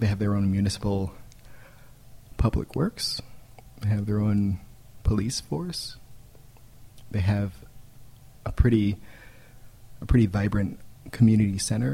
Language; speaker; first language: English; native; English